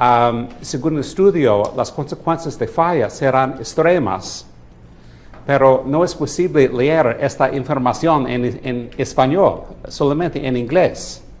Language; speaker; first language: Spanish; non-native, fluent; English